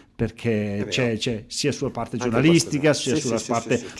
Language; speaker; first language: Italian; native; Italian